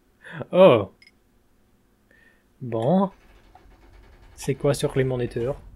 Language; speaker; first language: French; non-native, fluent; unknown